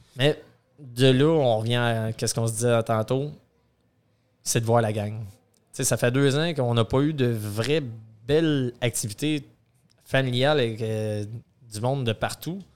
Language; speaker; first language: French; native; French